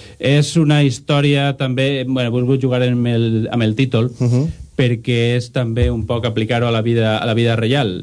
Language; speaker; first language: Catalan; native; Catalan